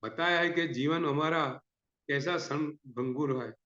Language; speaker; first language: Hindi; non-native, local second language; Gujarati